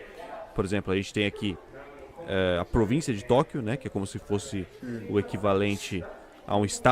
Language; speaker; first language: Portuguese; native; Portuguese